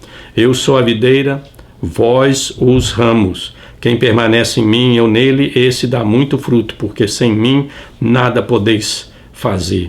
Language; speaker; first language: Portuguese; native; Portuguese